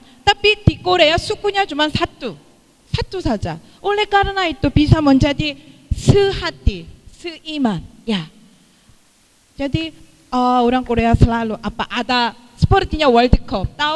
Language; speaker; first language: Indonesian; non-native, fluent; Korean